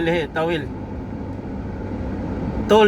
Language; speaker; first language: English; non-native, local second language; Arabic